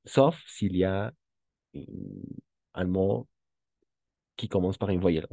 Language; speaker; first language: French; non-native, fluent; Spanish